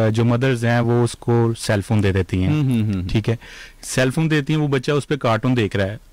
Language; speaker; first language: Urdu; native; Urdu